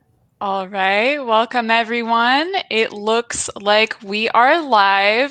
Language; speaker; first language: English; native; English